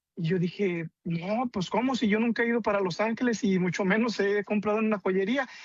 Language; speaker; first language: Spanish; native; Spanish